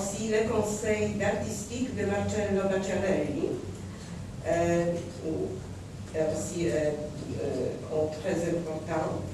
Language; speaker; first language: French; non-native, learner; Polish